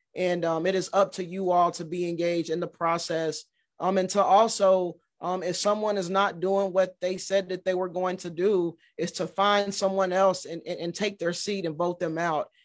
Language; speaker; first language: English; native; English